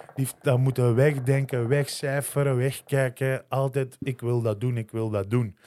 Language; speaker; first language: Dutch; early bilingual, other home language; Turkish